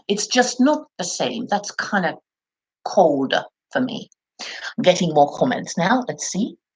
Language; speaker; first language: English; non-native, fluent; Finnish